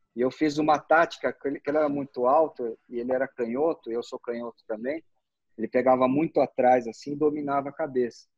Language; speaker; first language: Portuguese; native; Portuguese